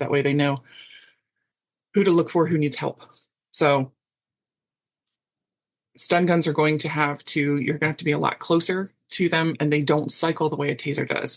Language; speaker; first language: English; native; English